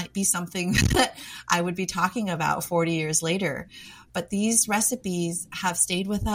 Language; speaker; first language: English; native; English